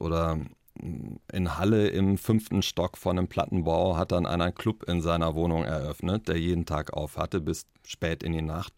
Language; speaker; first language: German; native; German